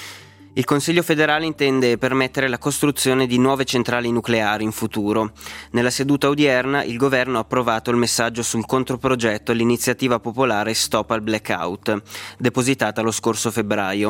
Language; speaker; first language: Italian; native; Italian